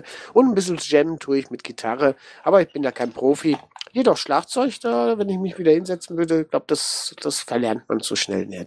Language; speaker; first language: German; native; German